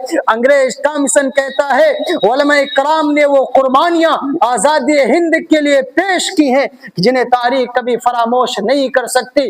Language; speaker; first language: Urdu; native; Urdu